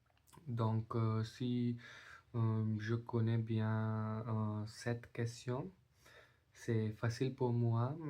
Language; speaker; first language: French; non-native, learner; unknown